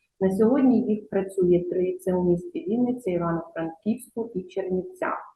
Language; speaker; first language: Ukrainian; native; Ukrainian